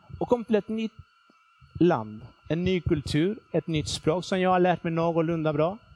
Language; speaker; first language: Swedish; non-native, fluent; Spanish